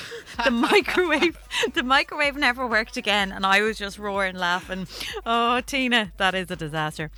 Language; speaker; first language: English; native; English